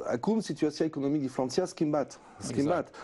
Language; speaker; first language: Romanian; non-native, learner; French